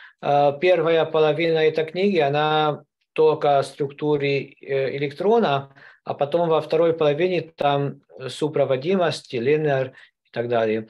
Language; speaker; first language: Russian; non-native, learner; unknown